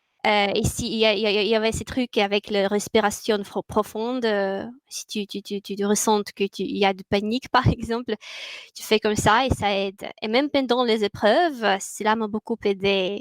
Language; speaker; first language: French; non-native, fluent; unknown